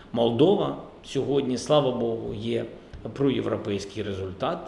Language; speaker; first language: Ukrainian; non-native, local second language; Russian